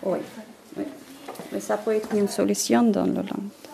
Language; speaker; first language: French; non-native, learner; Persian